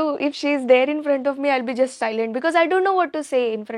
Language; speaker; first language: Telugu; non-native, learner; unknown